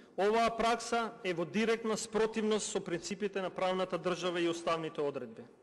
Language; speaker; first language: Macedonian; non-native, local second language; Albanian